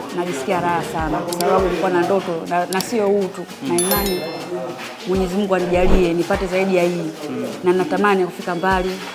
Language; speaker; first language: Swahili; native; Swahili